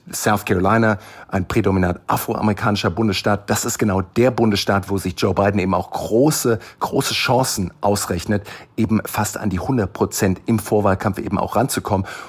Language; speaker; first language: German; native; German